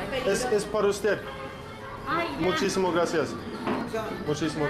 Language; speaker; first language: Spanish; non-native, learner; English